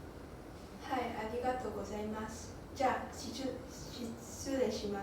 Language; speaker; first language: Japanese; non-native, learner; English